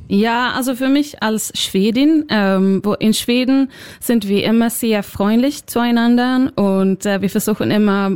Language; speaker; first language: German; non-native, fluent; Swedish